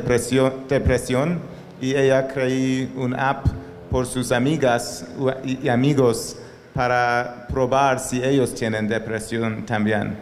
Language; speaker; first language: Spanish; non-native, learner; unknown